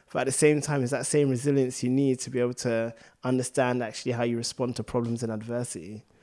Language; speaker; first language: English; native; English